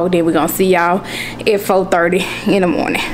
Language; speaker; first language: English; native; English